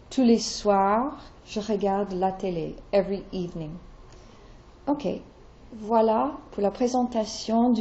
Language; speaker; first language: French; non-native, fluent; English